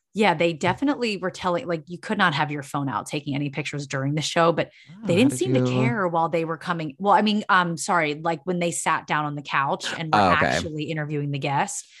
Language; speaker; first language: English; native; English